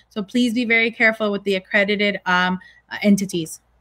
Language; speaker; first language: English; early bilingual, other home language; Spanish